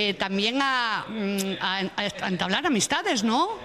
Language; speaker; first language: Spanish; native; Spanish